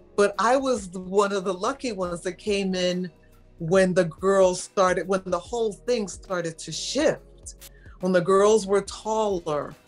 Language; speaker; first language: English; native; English